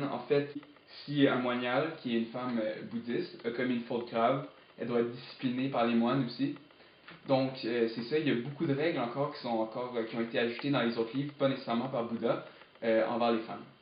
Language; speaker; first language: French; native; French